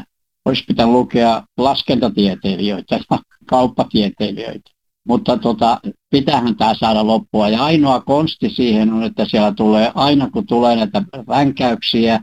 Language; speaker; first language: Finnish; native; Finnish